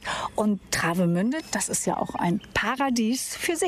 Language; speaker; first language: German; native; German